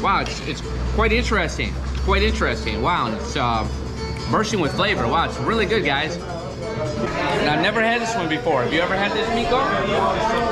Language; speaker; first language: English; native; English